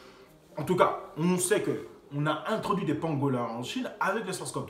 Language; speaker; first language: French; native; French